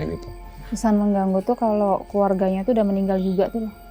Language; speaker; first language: Indonesian; native; Indonesian